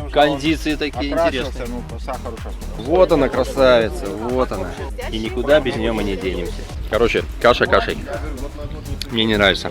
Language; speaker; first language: Russian; native; Russian